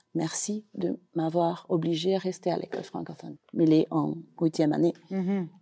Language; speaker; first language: French; non-native, fluent; Spanish